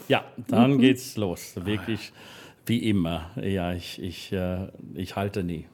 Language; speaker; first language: German; non-native, fluent; English